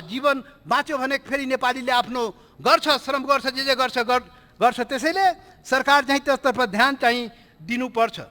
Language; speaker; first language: Nepali; non-native, local second language; Maithili